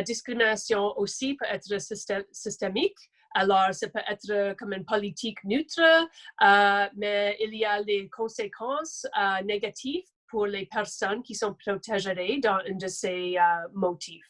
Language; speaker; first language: French; non-native, local second language; English